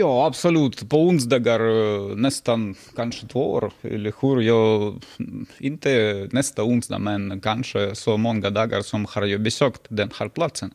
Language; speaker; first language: Swedish; non-native, learner; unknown